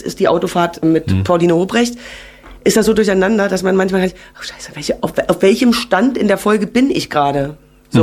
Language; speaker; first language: German; native; German